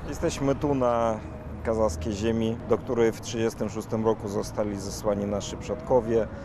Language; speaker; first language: Polish; early bilingual, heritage; Kazakh